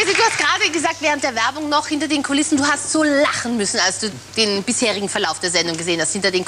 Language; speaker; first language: German; native; German